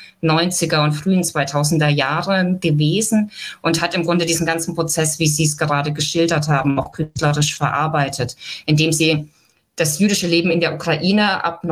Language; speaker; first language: German; native; German